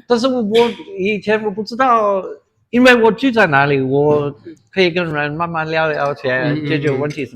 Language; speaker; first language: Chinese; non-native, fluent; English